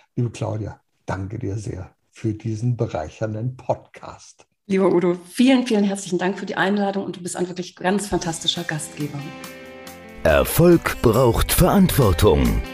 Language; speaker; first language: German; early bilingual, heritage; Danish